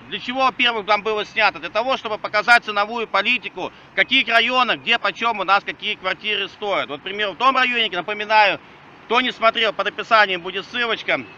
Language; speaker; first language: Russian; native; Russian